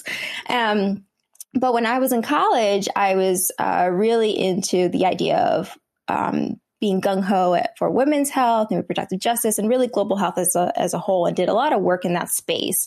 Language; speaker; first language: English; early bilingual, other home language; Vietnamese